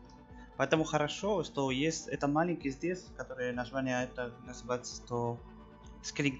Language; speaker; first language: Russian; non-native, learner; Spanish